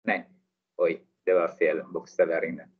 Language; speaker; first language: Swedish; non-native, learner; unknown